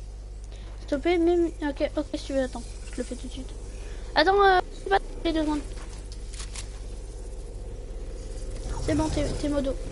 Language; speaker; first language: French; native; French